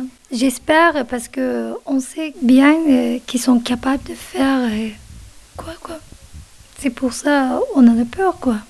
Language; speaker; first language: French; non-native, fluent; Kurdish